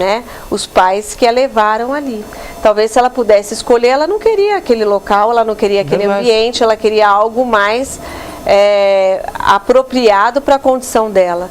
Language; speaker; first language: Portuguese; native; Portuguese